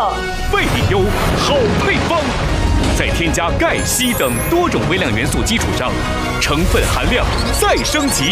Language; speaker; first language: Chinese; native; Chinese